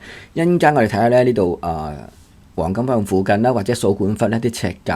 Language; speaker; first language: Cantonese; native; Cantonese